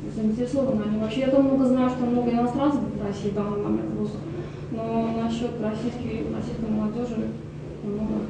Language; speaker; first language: Russian; non-native, local second language; Azerbaijani